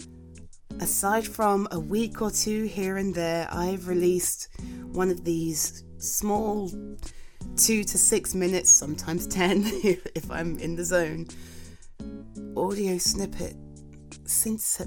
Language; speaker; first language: English; native; English